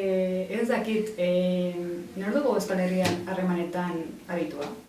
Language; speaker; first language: Basque; non-native, learner; Spanish